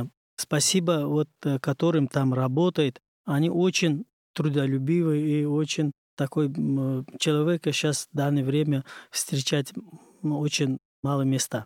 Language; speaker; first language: Russian; non-native, learner; Uzbek